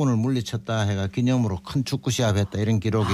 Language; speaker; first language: Korean; native; Korean